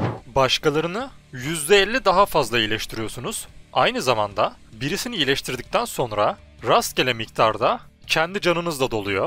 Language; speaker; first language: Turkish; native; Turkish